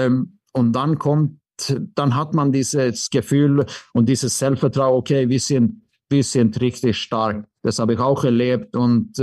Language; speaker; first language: German; non-native, fluent; Swedish